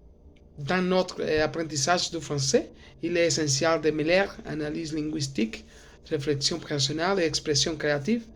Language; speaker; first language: French; non-native, learner; Spanish